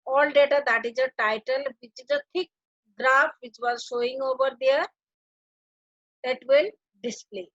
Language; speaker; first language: English; non-native, local second language; Hindi